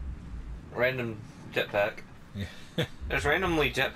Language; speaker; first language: English; native; English